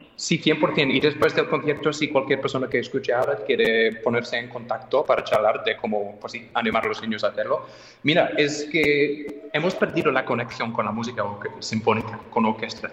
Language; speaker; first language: Spanish; non-native, fluent; English